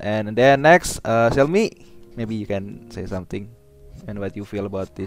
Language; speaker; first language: English; non-native, learner; Indonesian